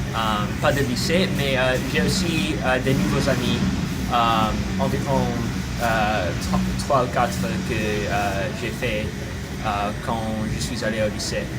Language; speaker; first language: French; non-native, learner; English